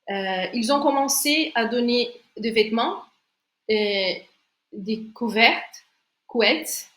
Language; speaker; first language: French; non-native, fluent; Portuguese